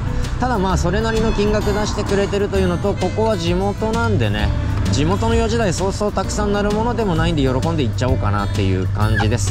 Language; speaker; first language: Japanese; native; Japanese